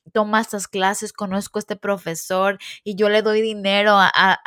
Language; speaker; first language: Spanish; early bilingual, heritage; Spanish